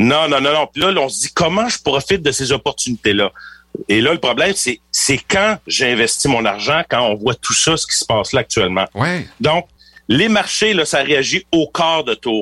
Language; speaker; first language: French; native; French